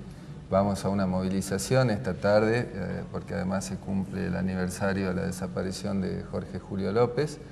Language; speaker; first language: Spanish; native; Spanish